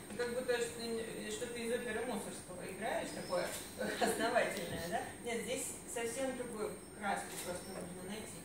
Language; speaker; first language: Russian; native; Russian